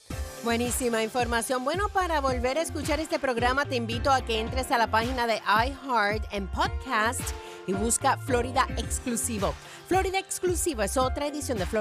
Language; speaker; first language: Spanish; native; Spanish